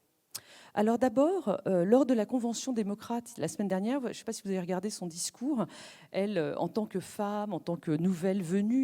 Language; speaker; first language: French; native; French